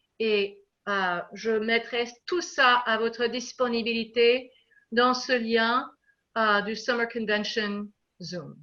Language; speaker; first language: French; non-native, fluent; English